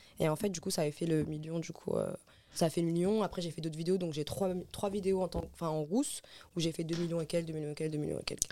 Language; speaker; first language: French; early bilingual, other home language; Arabic